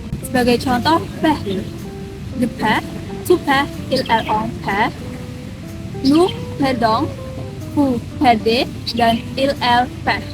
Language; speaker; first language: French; non-native, learner; Indonesian